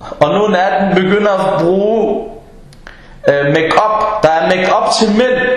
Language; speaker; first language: Danish; early bilingual, other home language; Arabic